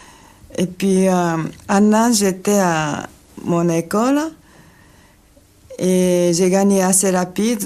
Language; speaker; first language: French; non-native, learner; Japanese